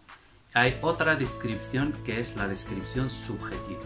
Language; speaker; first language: Spanish; non-native, fluent; Arabic